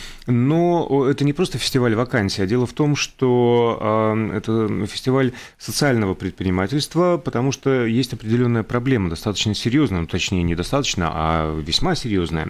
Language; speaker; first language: Russian; native; Russian